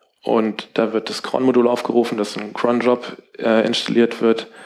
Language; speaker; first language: German; native; German